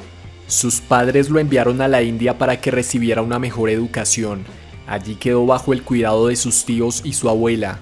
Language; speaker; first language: Spanish; native; Spanish